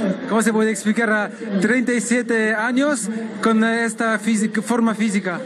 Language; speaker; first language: Spanish; non-native, learner; French